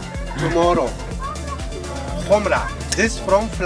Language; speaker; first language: English; non-native, learner; Arabic